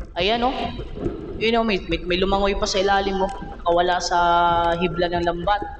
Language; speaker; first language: Filipino; non-native, local second language; Cebuano